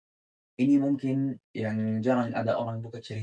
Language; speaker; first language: Indonesian; non-native, fluent; Arabic